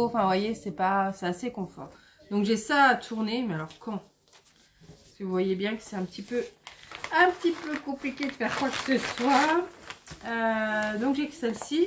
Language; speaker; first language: French; native; French